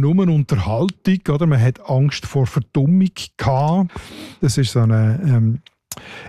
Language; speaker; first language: German; native; German